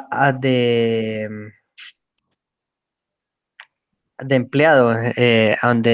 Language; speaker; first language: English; non-native, learner; Spanish